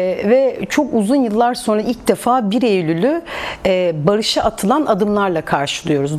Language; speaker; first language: Turkish; native; Turkish